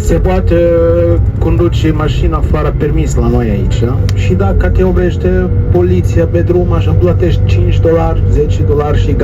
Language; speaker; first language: Romanian; non-native, learner; Arabic